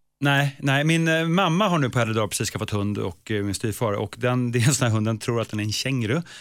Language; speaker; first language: Swedish; native; Swedish